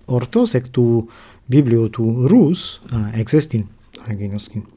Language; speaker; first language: Greek; non-native, learner; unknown